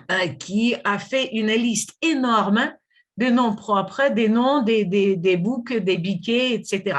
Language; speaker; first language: French; non-native, fluent; Russian